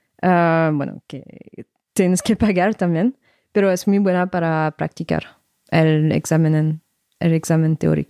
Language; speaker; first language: Spanish; non-native, fluent; French